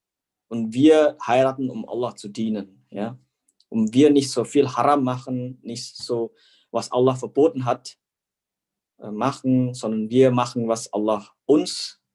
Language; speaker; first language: German; non-native, fluent; Indonesian